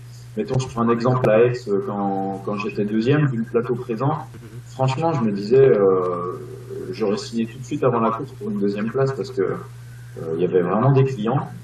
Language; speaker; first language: French; native; French